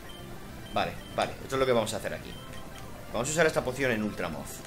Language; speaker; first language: Spanish; native; Spanish